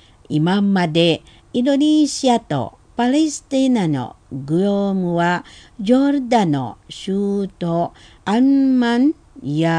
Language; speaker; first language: Japanese; non-native, fluent; Indonesian